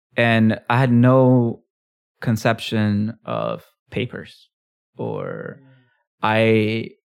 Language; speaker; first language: English; early bilingual, other home language; Spanish